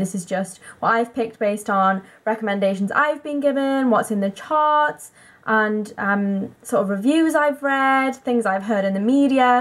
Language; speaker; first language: English; native; English